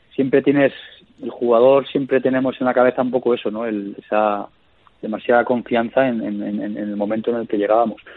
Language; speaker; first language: Spanish; native; Spanish